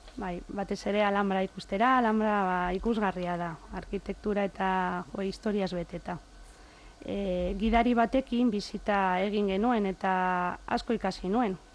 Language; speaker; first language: Basque; non-native, local second language; Spanish